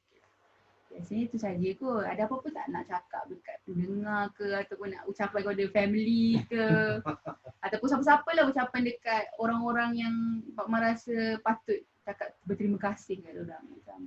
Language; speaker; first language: Malay; native; Malay